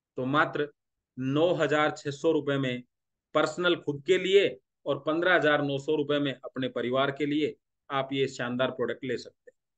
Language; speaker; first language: Hindi; non-native, local second language; Marathi